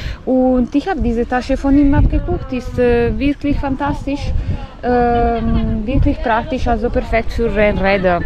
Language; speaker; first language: German; non-native, fluent; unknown